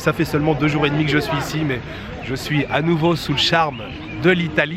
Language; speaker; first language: French; native; French